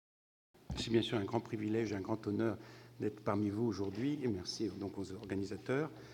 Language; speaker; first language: French; native; French